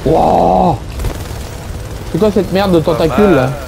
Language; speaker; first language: French; native; French